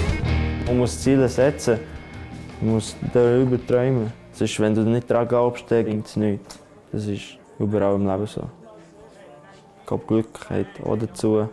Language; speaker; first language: German; non-native, fluent; Latvian